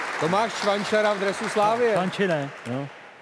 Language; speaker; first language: Czech; native; Czech